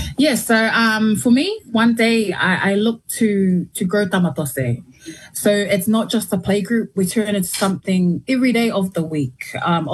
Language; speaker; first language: English; native; English